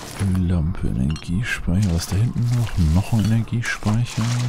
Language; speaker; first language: German; native; German